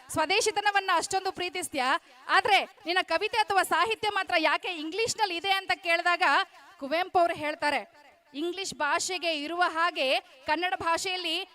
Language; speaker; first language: Kannada; native; Kannada